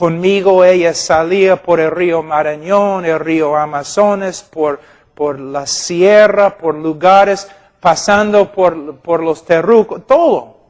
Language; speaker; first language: Spanish; non-native, fluent; English